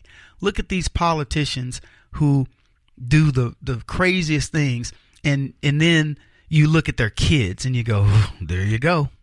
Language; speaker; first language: English; native; English